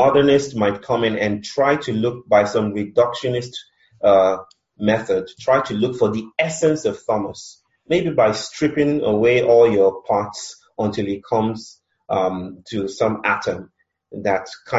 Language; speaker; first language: English; non-native, local second language; Yoruba